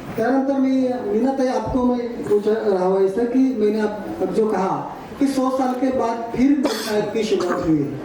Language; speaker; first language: Hindi; non-native, local second language; Marathi